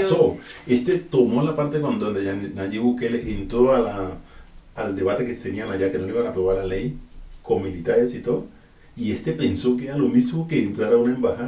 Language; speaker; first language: Spanish; native; Spanish